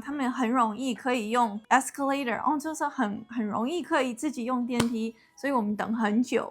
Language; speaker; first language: Chinese; non-native, fluent; English